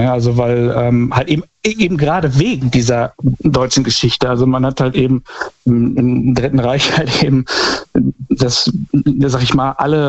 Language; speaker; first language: German; native; German